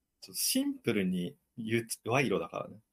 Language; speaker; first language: Japanese; native; Japanese